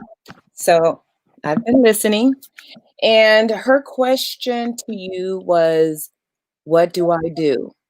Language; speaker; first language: English; native; English